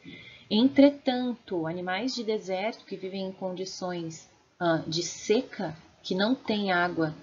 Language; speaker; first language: Portuguese; native; Portuguese